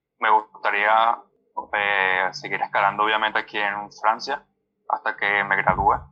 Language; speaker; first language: Spanish; native; Spanish